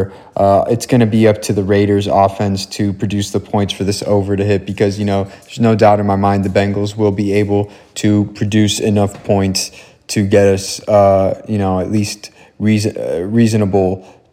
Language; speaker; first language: English; native; English